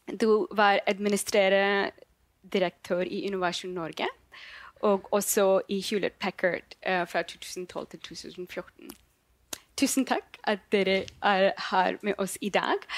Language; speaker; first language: Norwegian; non-native, learner; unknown